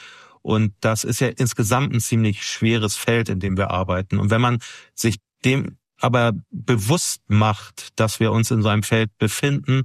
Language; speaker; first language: German; native; German